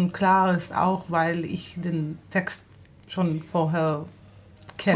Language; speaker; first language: German; non-native, fluent; Hebrew